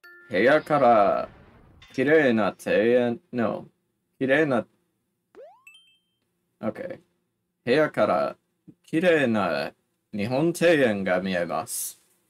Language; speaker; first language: Japanese; non-native, learner; English